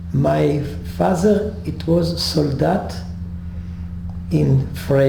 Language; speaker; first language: English; non-native, learner; French